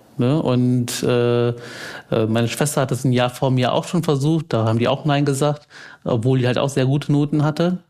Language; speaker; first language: German; early bilingual, other home language; Tamil